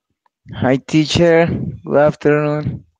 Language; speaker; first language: English; non-native, learner; Spanish